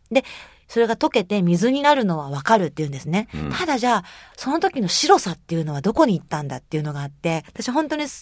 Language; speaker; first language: Japanese; native; Japanese